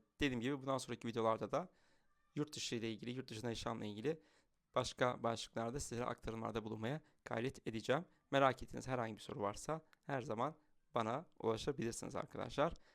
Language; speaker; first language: Turkish; native; Turkish